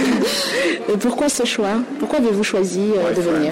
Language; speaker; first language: French; native; French